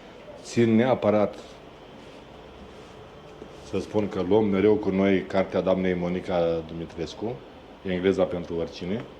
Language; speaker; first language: Romanian; native; Romanian